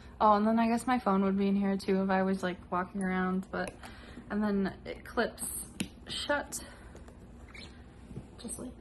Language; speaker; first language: English; native; English